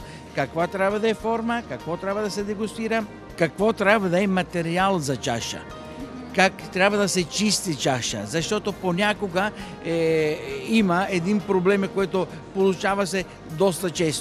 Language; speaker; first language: Bulgarian; non-native, fluent; Italian